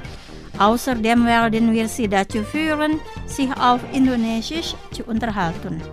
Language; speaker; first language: German; non-native, fluent; Indonesian